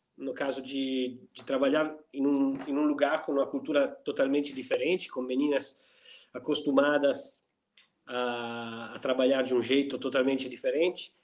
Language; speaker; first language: Portuguese; non-native, fluent; Italian